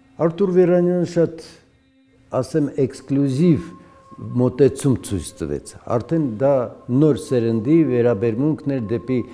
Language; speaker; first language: Armenian; native; Armenian